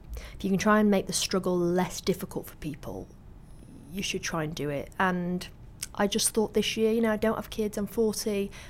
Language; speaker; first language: English; native; English